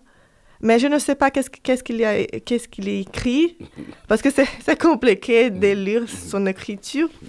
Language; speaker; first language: French; non-native, fluent; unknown